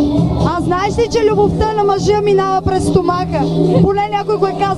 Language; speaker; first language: Bulgarian; native; Bulgarian